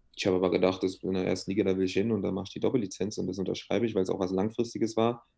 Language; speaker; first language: German; native; German